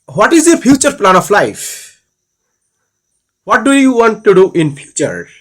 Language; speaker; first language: English; non-native, learner; Bangla